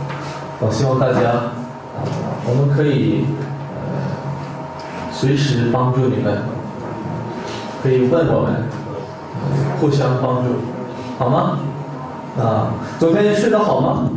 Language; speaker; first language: Chinese; non-native, fluent; Korean